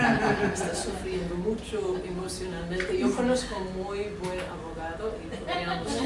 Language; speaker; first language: Spanish; non-native, fluent; English